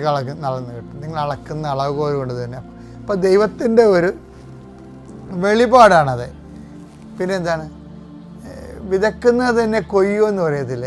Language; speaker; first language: Malayalam; native; Malayalam